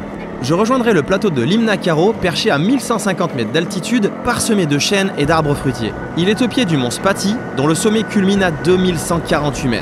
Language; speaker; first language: French; native; French